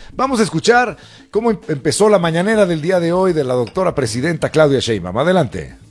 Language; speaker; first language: Spanish; native; Spanish